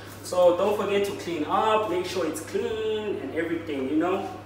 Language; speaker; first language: English; non-native, local second language; Xhosa